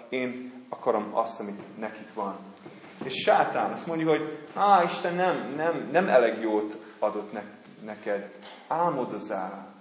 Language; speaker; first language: Hungarian; non-native, fluent; English